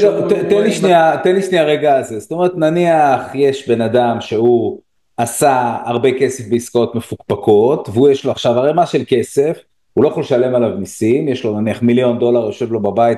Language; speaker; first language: Hebrew; native; Hebrew